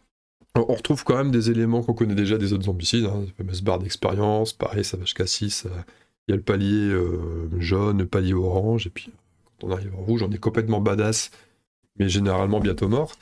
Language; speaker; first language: French; native; French